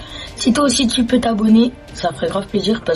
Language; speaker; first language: French; native; French